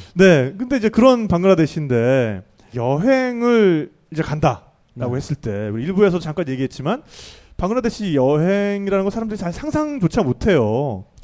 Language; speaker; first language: Korean; native; Korean